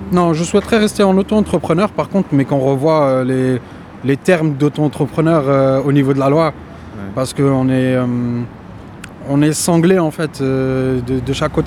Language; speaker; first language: French; native; French